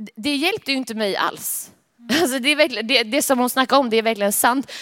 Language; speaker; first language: Swedish; native; Swedish